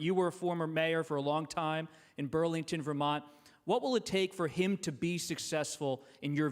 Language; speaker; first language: English; native; English